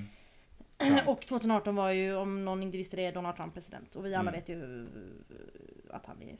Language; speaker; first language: Swedish; native; Swedish